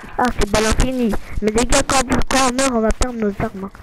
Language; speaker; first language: French; native; French